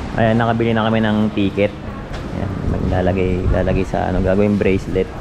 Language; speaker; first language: Filipino; non-native, local second language; Iloko